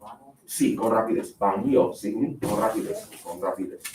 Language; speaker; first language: Spanish; non-native, fluent; English